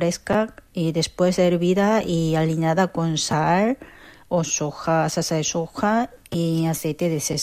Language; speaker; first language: Spanish; non-native, fluent; Korean